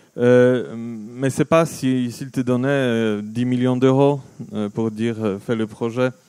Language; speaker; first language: French; non-native, fluent; Polish